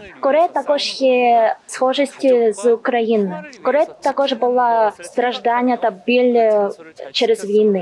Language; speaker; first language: Ukrainian; non-native, learner; Korean